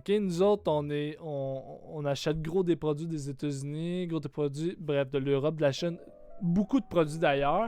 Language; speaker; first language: French; native; French